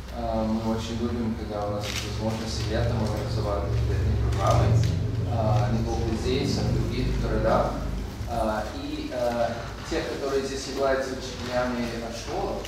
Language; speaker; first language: Russian; non-native, fluent; English